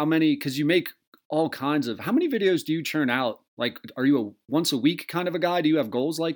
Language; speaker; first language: English; native; English